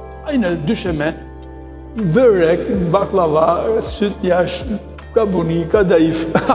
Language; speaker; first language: Turkish; non-native, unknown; Albanian